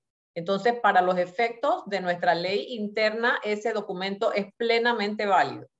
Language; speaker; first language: Spanish; native; Spanish